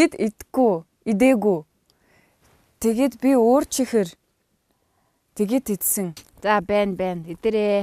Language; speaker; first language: Mongolian; non-native, learner; Russian